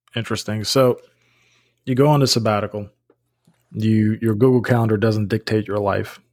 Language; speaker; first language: English; early bilingual, other home language; Bosnian